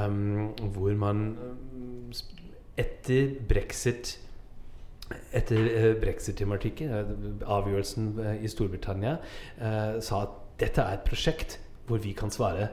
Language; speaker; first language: Norwegian; non-native, fluent; German